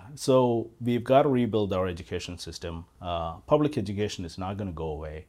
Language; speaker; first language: English; non-native, local second language; Malayalam